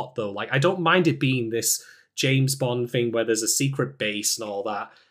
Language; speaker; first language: English; native; English